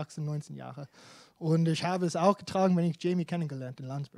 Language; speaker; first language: German; non-native, fluent; English